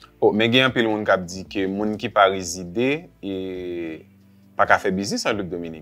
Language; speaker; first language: French; non-native, local second language; Haitian Creole